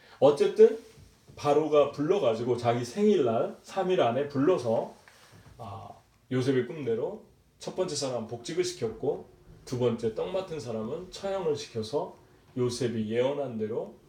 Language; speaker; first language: Korean; native; Korean